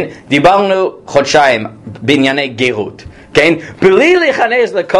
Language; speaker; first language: Hebrew; non-native, fluent; English